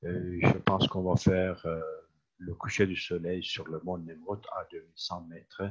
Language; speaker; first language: French; non-native, fluent; Turkish